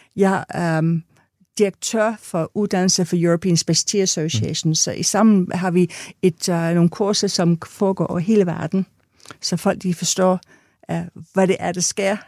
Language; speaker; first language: Danish; non-native, fluent; English